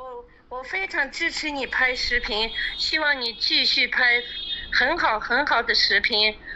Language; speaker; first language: Chinese; non-native, local second language; Tibetan